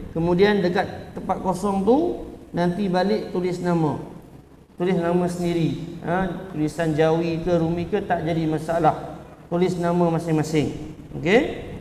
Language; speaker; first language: Malay; native; Malay